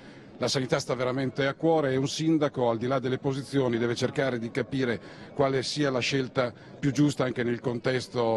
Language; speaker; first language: Italian; native; Italian